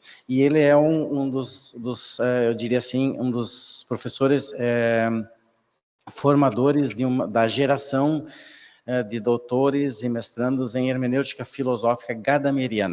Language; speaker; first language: Portuguese; native; Portuguese